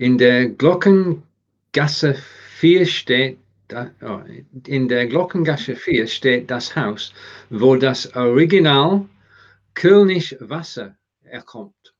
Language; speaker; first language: German; non-native, learner; English